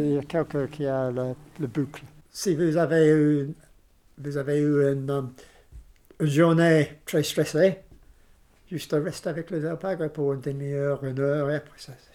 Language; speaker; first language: French; non-native, learner; English